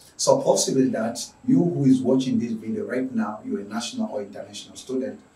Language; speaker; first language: English; non-native, local second language; Swahili